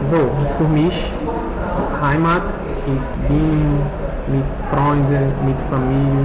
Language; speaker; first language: German; non-native, learner; Portuguese